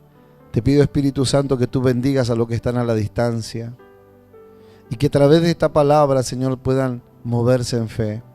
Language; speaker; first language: Spanish; native; Spanish